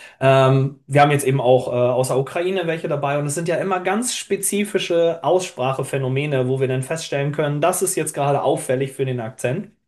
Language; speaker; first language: German; native; German